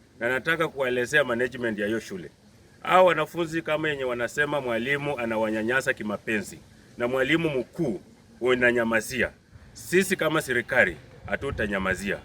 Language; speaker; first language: Swahili; non-native, local second language; Luyia